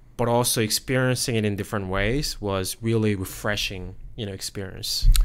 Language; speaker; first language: English; non-native, fluent; Korean